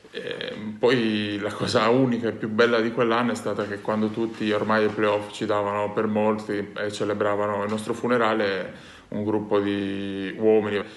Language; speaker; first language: Italian; native; Italian